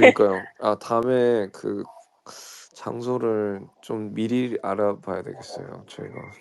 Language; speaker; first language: Korean; early bilingual, heritage; Korean